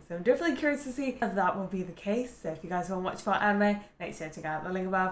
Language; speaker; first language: English; native; English